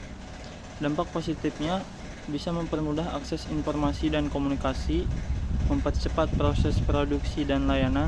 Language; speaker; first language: Indonesian; native; Indonesian